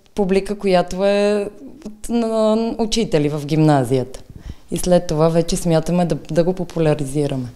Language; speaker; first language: Bulgarian; native; Bulgarian